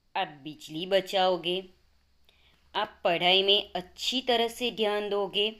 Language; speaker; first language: Hindi; non-native, local second language; Gujarati